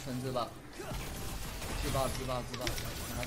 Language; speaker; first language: Chinese; native; Chinese